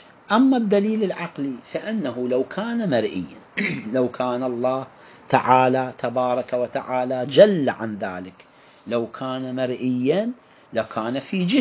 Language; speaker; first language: Arabic; native; Arabic